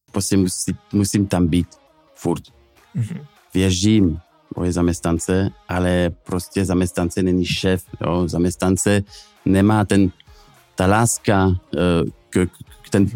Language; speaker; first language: Czech; non-native, fluent; French